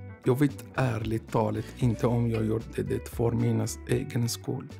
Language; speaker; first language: Swedish; non-native, learner; Arabic